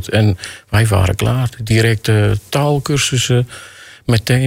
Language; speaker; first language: Dutch; non-native, fluent; Armenian